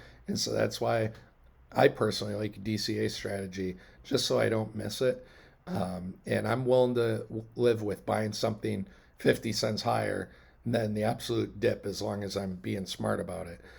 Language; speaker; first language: English; native; English